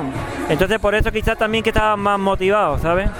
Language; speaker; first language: Spanish; native; Spanish